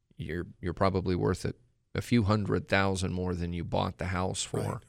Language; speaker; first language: English; native; English